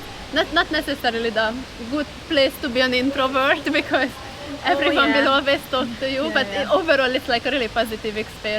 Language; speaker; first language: English; non-native, fluent; Hungarian